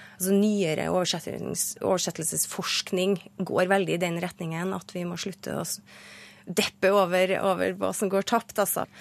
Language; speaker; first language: Norwegian; native; Norwegian